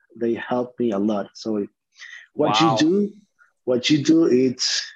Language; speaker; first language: English; non-native, fluent; Spanish